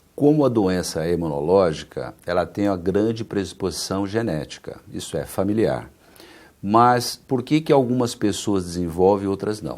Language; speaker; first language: Portuguese; native; Portuguese